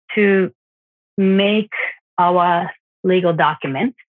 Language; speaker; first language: English; non-native, fluent; Japanese